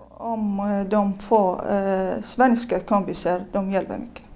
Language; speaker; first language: Swedish; non-native, learner; Arabic